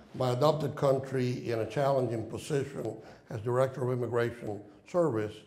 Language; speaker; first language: English; non-native, fluent; Spanish